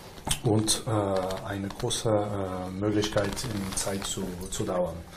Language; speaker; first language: German; non-native, fluent; French